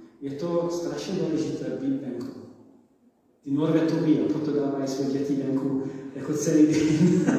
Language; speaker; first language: Czech; non-native, learner; English